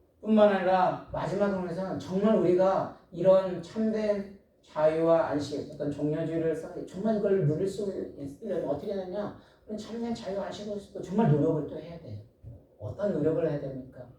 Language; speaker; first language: Korean; native; Korean